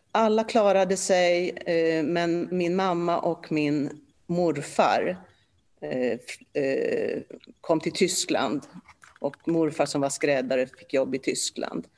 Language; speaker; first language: Swedish; early bilingual, other home language; Polish